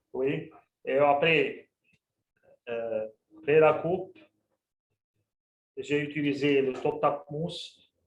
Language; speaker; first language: French; non-native, local second language; Arabic